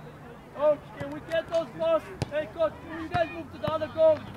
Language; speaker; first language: English; native; English